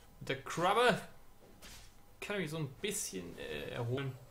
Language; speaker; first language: German; native; German